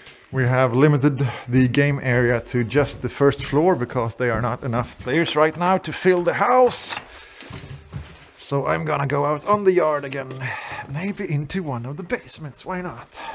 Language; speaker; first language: English; non-native, fluent; Swedish